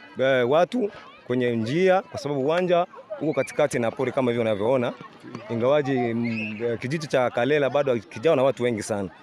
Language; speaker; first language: Swahili; native; Swahili